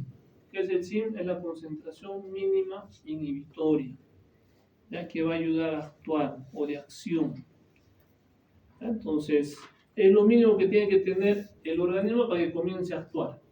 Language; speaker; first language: Spanish; native; Spanish